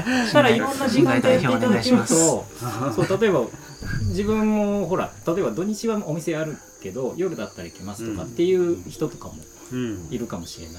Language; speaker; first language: Japanese; native; Japanese